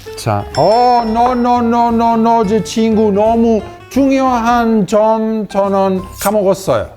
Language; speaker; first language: Korean; non-native, fluent; Italian